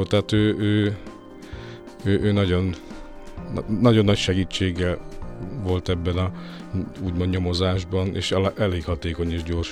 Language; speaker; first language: Hungarian; native; Hungarian